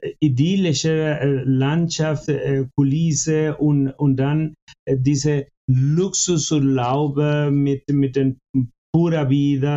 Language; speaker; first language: German; non-native, fluent; Spanish